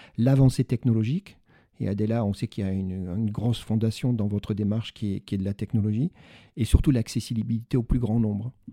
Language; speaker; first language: French; native; French